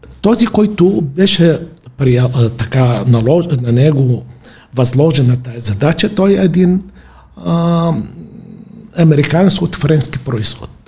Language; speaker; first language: Bulgarian; non-native, fluent; Arabic